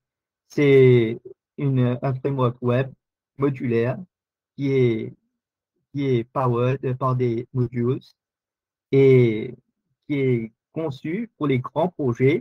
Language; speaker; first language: French; non-native, local second language; Morisyen